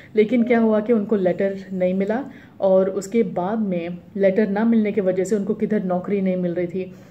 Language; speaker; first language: Hindi; native; Hindi